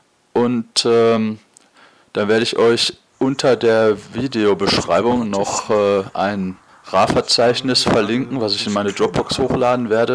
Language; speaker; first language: German; native; German